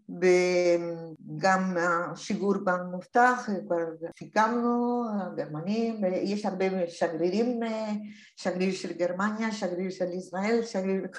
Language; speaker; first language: Hebrew; non-native, fluent; Spanish